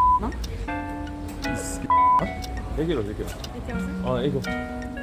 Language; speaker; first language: Japanese; non-native, learner; Korean